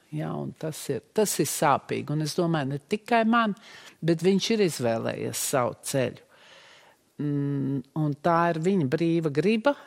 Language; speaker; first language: Latvian; native; Latvian